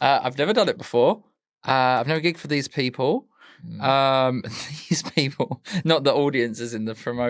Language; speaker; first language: English; native; English